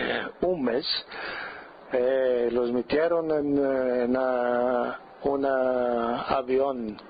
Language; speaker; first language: Spanish; non-native, fluent; Greek